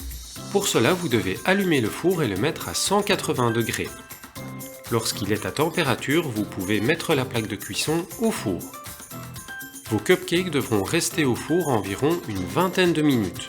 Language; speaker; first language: French; native; French